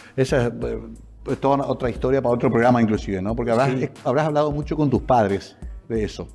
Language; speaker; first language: Spanish; native; Spanish